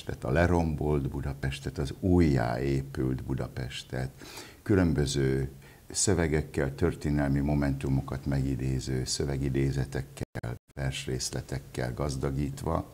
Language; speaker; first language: Hungarian; native; Hungarian